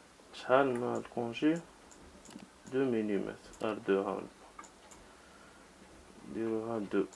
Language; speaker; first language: Arabic; native; Arabic